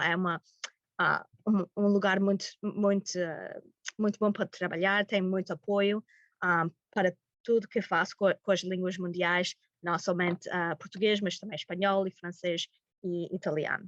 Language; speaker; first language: Portuguese; early bilingual, heritage; Portuguese